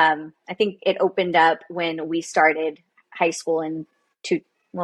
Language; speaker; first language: English; native; English